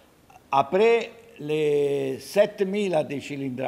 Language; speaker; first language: French; non-native, learner; Italian